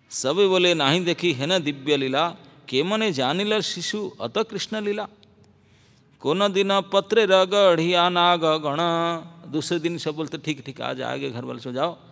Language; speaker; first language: Hindi; non-native, local second language; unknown